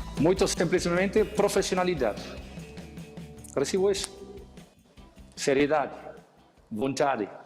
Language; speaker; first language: Portuguese; non-native, learner; Spanish